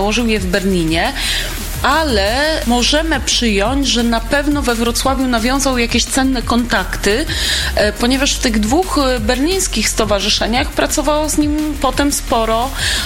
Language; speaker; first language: Polish; native; Polish